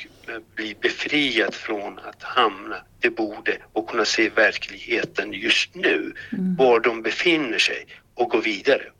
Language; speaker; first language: Swedish; non-native, fluent; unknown